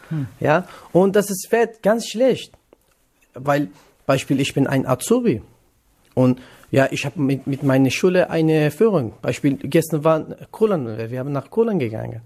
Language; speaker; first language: German; non-native, learner; Kurdish